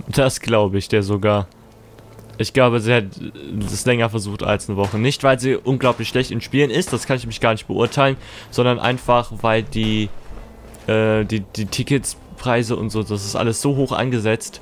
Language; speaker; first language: German; native; German